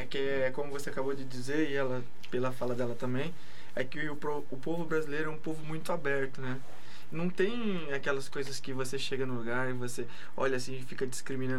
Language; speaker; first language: Portuguese; native; Portuguese